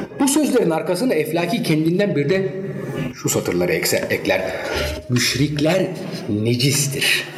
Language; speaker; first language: Turkish; early bilingual, heritage; Turkish